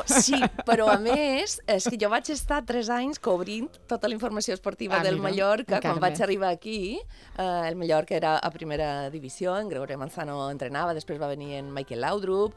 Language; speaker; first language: Catalan; native; Catalan